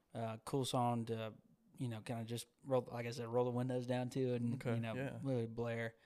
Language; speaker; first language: English; native; English